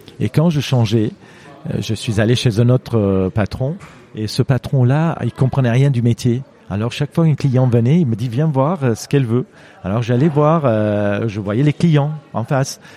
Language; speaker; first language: French; non-native, fluent; Armenian